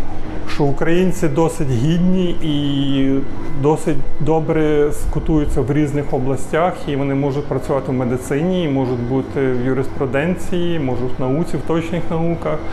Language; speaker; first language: Ukrainian; native; Ukrainian